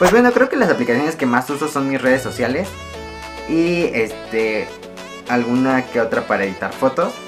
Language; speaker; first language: Spanish; native; Spanish